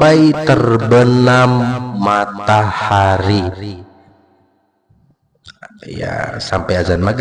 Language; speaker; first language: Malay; non-native, local second language; Banjar